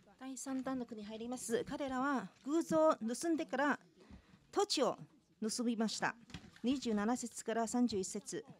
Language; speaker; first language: Japanese; non-native, fluent; Chinese